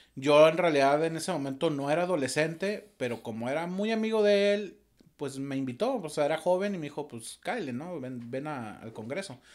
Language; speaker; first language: Spanish; native; Spanish